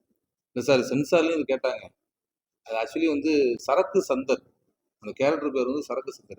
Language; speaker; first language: Tamil; native; Tamil